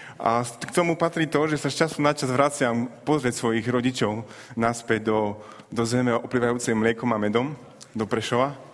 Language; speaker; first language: Slovak; native; Slovak